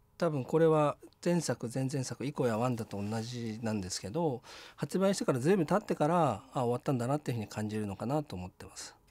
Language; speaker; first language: Japanese; native; Japanese